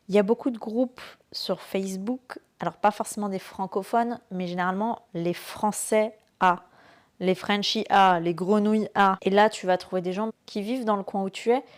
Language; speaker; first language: French; native; French